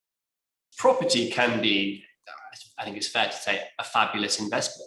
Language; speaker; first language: English; native; English